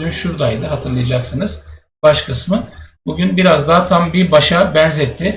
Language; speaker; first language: Turkish; native; Turkish